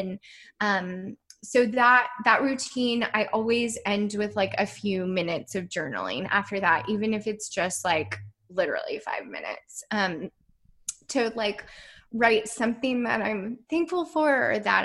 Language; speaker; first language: English; native; English